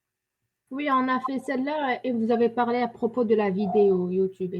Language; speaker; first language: French; non-native, local second language; Arabic